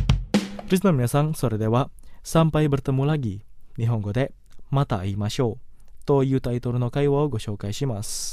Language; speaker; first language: Japanese; non-native, fluent; Indonesian